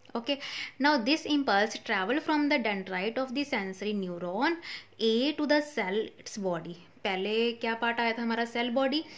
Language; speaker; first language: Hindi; non-native, local second language; Punjabi